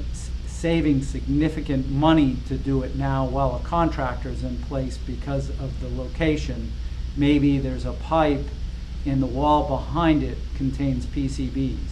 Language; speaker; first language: English; native; English